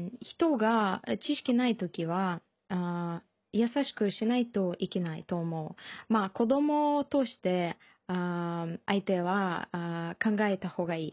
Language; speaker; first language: Japanese; non-native, learner; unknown